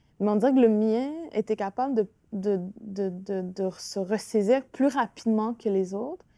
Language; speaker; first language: French; non-native, local second language; Innu-aimun